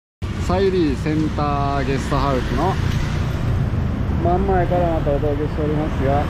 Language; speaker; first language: Japanese; native; Japanese